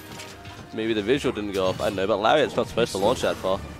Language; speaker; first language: English; native; English